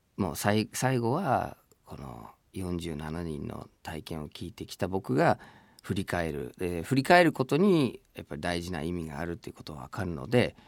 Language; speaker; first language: Japanese; non-native, fluent; English